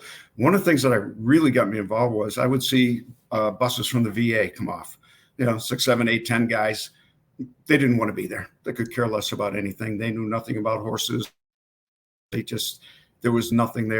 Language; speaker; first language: English; native; English